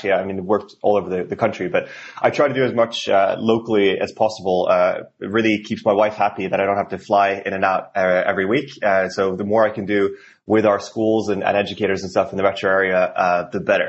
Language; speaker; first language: English; non-native, fluent; Norwegian